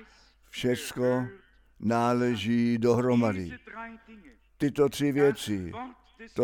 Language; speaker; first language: Czech; non-native, fluent; German